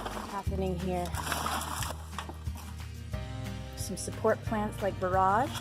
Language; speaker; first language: English; native; English